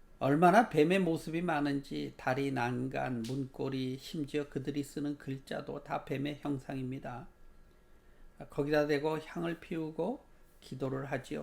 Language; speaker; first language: Korean; native; Korean